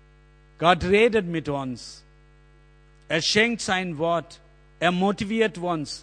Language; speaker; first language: German; non-native, learner; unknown